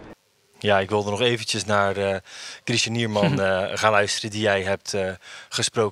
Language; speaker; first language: Dutch; native; Dutch